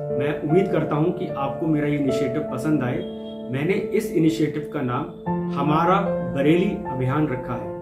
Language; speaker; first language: Hindi; native; Hindi